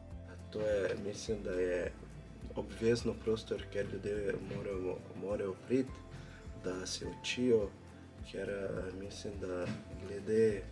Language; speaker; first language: Slovenian; non-native, fluent; Portuguese